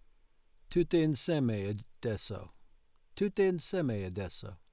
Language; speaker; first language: Italian; non-native, learner; English